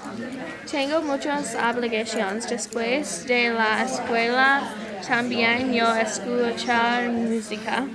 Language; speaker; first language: Spanish; non-native, learner; English